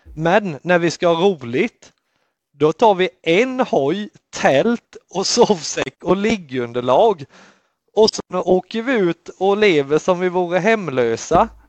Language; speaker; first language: Swedish; native; Swedish